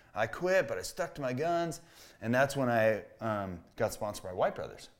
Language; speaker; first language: English; native; English